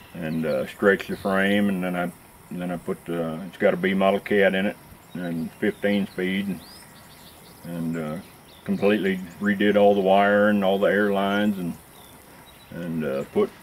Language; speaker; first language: English; native; English